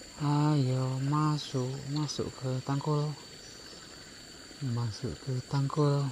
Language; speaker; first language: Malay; non-native, local second language; Javanese